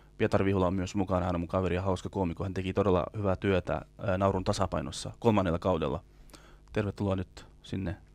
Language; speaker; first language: Finnish; early bilingual, other home language; Kurdish